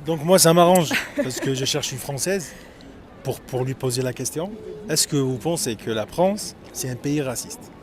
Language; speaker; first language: French; non-native, local second language; Arabic